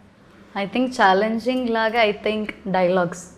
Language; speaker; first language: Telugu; non-native, learner; Malayalam